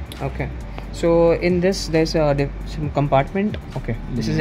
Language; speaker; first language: English; non-native, local second language; Hindi